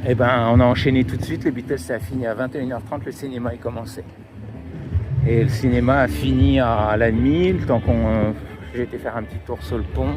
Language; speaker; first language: French; native; French